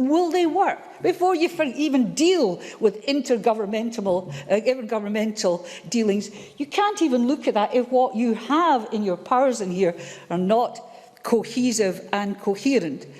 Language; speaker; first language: English; native; English